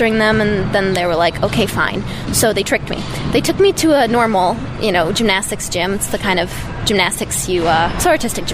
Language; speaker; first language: English; early bilingual, other home language; Russian